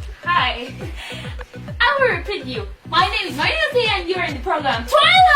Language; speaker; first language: English; non-native, learner; Spanish